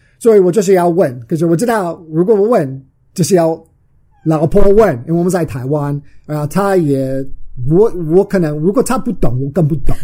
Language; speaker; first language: Chinese; non-native, fluent; English